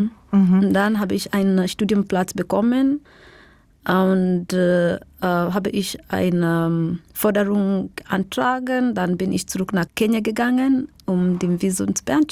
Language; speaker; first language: German; non-native, learner; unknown